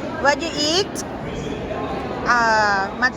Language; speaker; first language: English; non-native, learner; Thai